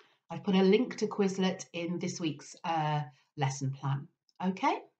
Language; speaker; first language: English; native; English